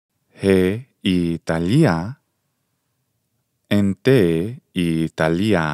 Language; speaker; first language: Greek; non-native, fluent; English